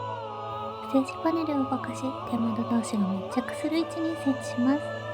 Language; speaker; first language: Japanese; native; Japanese